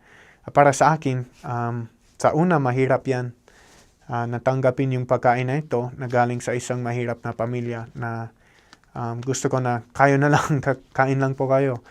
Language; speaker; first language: Filipino; non-native, fluent; English